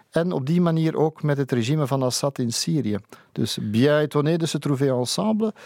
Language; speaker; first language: Dutch; native; Dutch